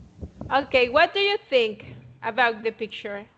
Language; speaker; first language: English; non-native, fluent; Spanish